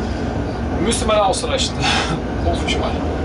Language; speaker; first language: German; non-native, fluent; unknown